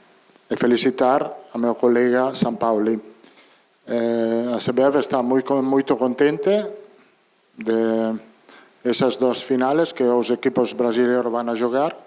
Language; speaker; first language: Portuguese; non-native, learner; Italian